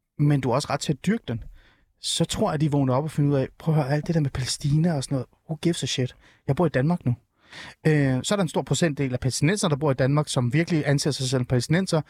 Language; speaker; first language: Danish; early bilingual, other home language; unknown